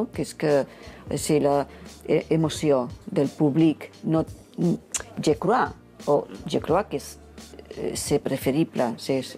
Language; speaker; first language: French; non-native, learner; Catalan